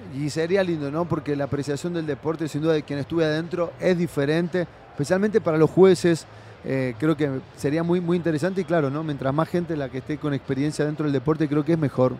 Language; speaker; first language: Spanish; native; Spanish